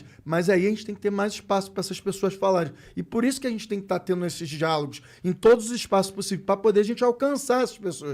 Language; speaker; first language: Portuguese; native; Portuguese